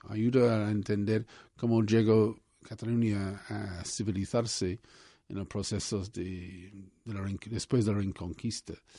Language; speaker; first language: Spanish; non-native, fluent; English